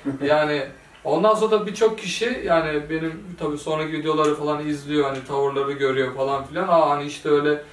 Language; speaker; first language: Turkish; native; Turkish